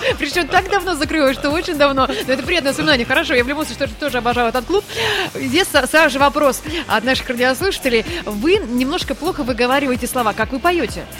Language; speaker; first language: Russian; native; Russian